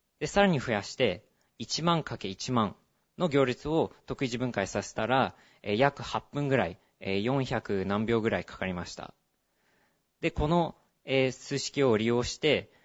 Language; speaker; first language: Japanese; early bilingual, heritage; Japanese